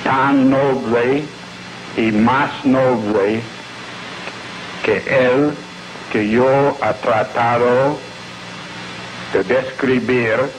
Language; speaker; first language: Spanish; non-native, learner; English